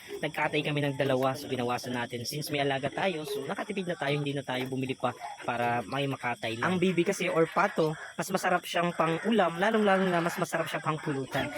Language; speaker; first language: Filipino; non-native, local second language; Bikol